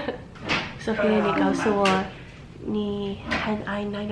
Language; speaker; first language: Chinese; non-native, fluent; English